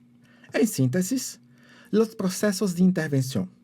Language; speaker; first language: Spanish; non-native, fluent; Portuguese